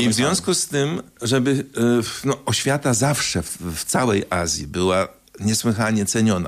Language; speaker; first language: Polish; native; Polish